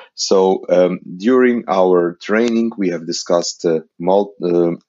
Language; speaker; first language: English; non-native, fluent; Ukrainian